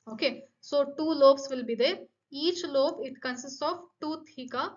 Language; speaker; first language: English; non-native, local second language; Kannada